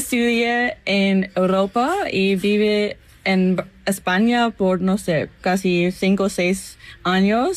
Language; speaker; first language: Spanish; non-native, learner; English